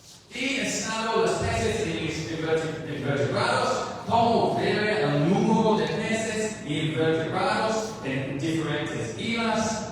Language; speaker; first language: Spanish; non-native, learner; English